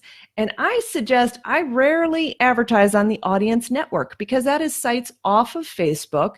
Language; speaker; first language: English; native; English